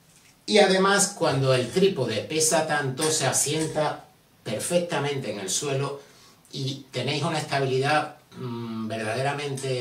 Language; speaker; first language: Spanish; native; Spanish